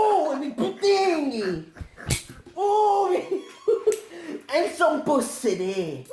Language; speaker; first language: French; native; French